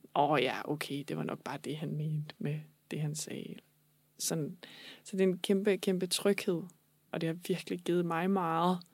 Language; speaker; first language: Danish; native; Danish